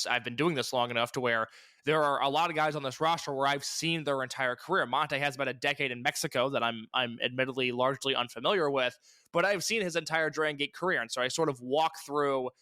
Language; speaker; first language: English; native; English